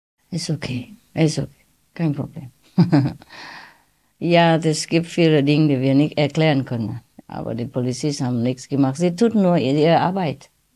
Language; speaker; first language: German; non-native, learner; Vietnamese